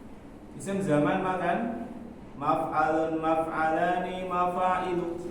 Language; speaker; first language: Arabic; non-native, fluent; Indonesian